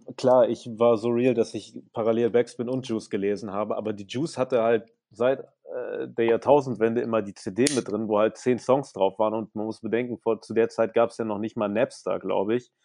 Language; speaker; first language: German; native; German